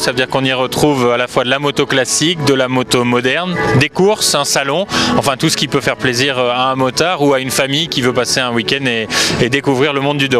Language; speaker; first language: French; native; French